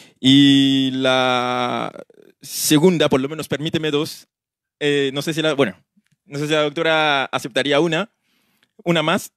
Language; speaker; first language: Spanish; native; Spanish